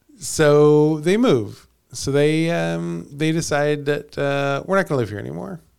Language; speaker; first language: English; native; English